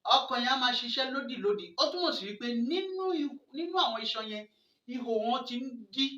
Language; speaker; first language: Yoruba; non-native, local second language; Fon